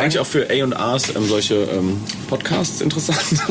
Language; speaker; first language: German; native; German